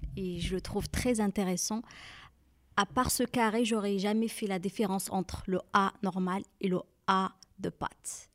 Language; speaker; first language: French; non-native, learner; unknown